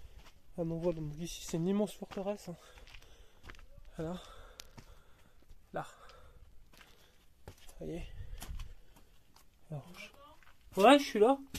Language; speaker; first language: French; native; French